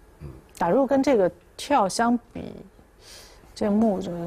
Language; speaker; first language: Chinese; native; Chinese